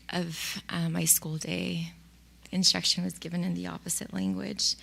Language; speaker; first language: English; early bilingual, other home language; Spanish